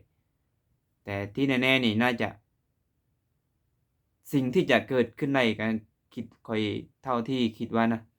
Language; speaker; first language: Thai; non-native, local second language; Lao